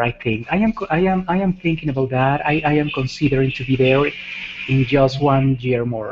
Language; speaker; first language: English; non-native, fluent; Spanish